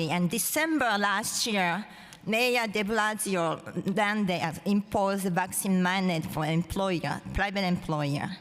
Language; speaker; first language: English; non-native, fluent; Japanese